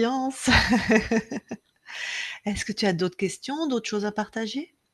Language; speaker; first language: French; native; French